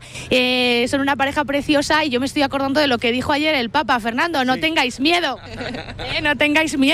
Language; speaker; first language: Spanish; native; Spanish